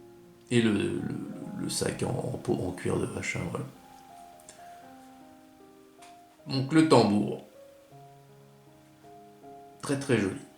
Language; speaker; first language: French; native; French